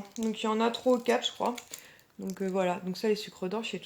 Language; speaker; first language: French; native; French